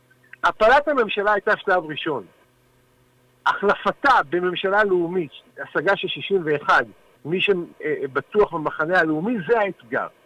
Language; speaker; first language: Hebrew; native; Hebrew